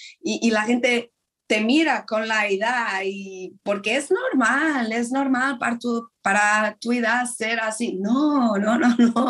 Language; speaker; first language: Spanish; non-native, fluent; Portuguese